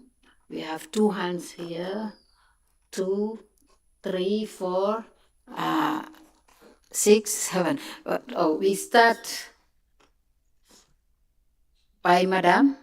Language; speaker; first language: English; non-native, fluent; French